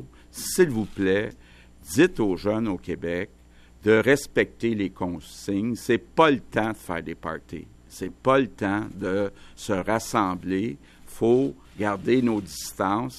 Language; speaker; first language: French; native; French